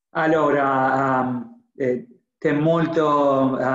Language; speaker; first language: Italian; non-native, fluent; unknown